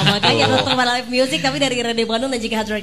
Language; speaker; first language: Indonesian; native; Indonesian